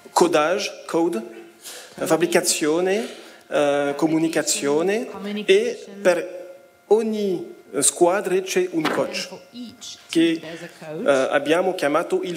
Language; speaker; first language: Italian; non-native, fluent; French